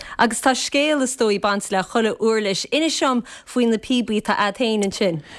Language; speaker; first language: Irish; native; Irish